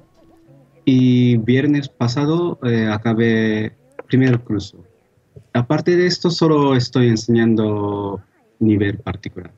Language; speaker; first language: Spanish; non-native, fluent; Japanese